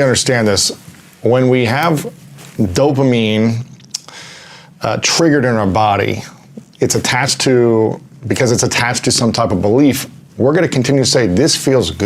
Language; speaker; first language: English; native; English